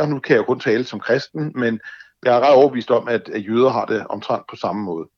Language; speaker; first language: Danish; native; Danish